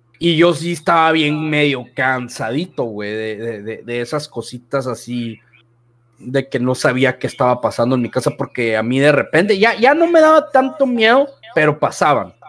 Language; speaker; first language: Spanish; native; Spanish